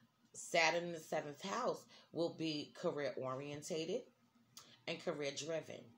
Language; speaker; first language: English; native; English